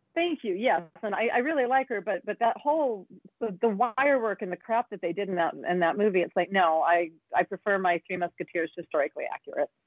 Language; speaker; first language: English; native; English